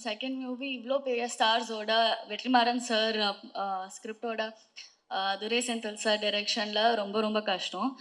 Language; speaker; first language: Tamil; non-native, fluent; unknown